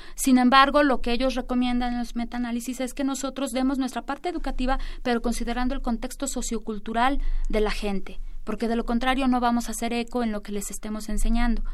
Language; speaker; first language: Spanish; native; Spanish